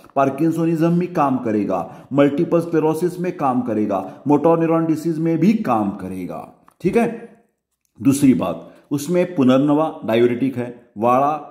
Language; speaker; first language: Hindi; non-native, local second language; Marathi